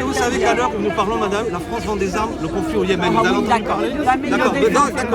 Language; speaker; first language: French; native; French